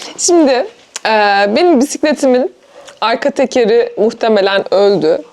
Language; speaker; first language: Turkish; native; Turkish